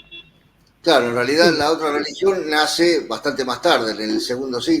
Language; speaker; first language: Spanish; native; Spanish